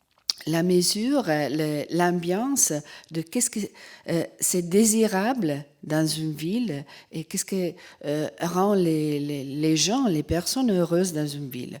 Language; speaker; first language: French; non-native, fluent; Italian